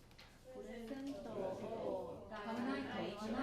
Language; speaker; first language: Japanese; non-native, learner; English